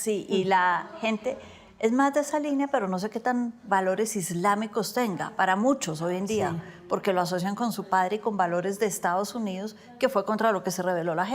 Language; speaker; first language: Spanish; native; Spanish